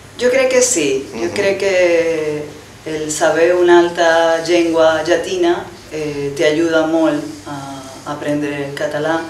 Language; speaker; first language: Catalan; non-native, learner; Spanish